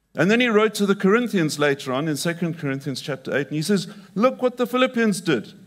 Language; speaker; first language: English; native; English